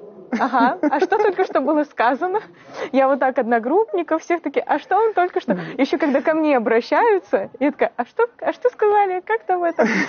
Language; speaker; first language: Russian; native; Russian